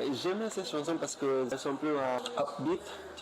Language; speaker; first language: French; non-native, fluent; Filipino